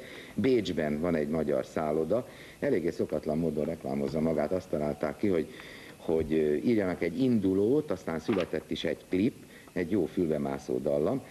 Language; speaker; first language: Hungarian; native; Hungarian